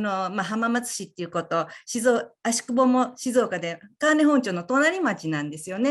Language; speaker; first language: Japanese; native; Japanese